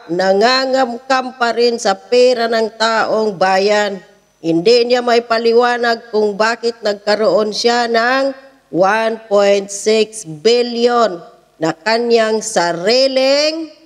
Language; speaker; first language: Filipino; non-native, local second language; Cebuano